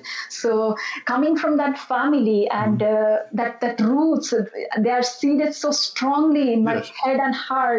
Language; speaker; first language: English; non-native, local second language; Nepali